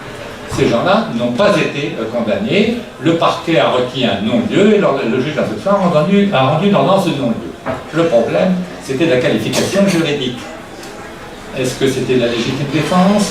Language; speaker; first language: French; native; French